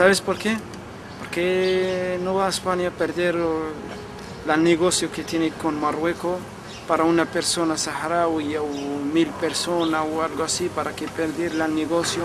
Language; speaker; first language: Spanish; non-native, learner; Arabic